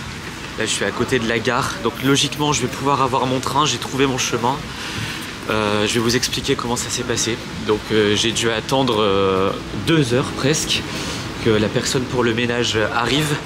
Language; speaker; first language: French; native; French